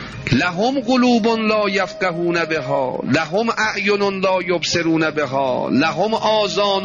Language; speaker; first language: Persian; native; Persian